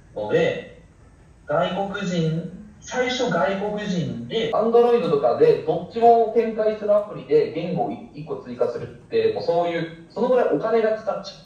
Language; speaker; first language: Japanese; non-native, fluent; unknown